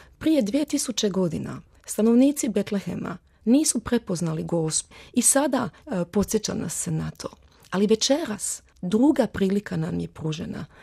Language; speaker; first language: Croatian; early bilingual, heritage; Croatian